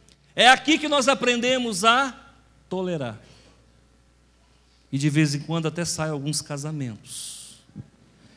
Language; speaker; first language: Portuguese; native; Portuguese